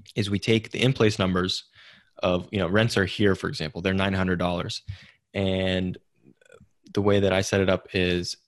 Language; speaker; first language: English; native; English